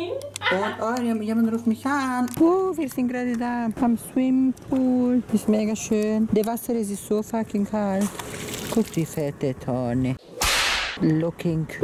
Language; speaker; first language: German; early bilingual, other home language; Spanish